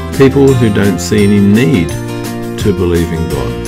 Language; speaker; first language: English; native; English